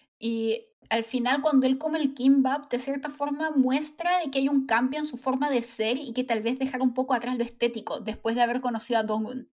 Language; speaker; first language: Spanish; native; Spanish